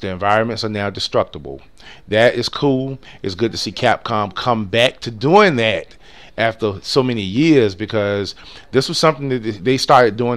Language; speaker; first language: English; native; English